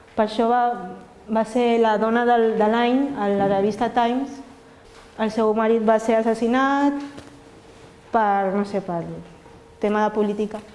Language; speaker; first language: Catalan; early bilingual, other home language; Filipino